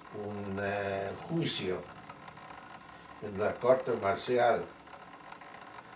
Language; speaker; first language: Spanish; non-native, fluent; Yiddish